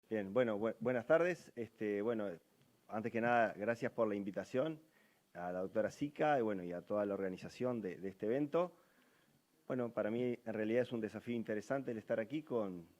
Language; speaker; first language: Spanish; native; Spanish